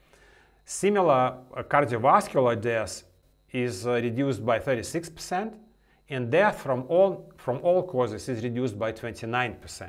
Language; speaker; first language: English; non-native, fluent; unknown